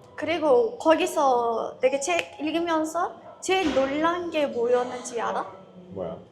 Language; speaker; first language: Korean; non-native, fluent; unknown